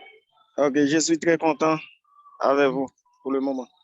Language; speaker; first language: French; non-native, local second language; Haitian Creole